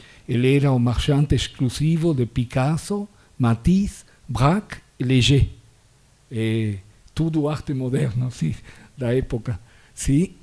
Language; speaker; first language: Portuguese; non-native, fluent; Spanish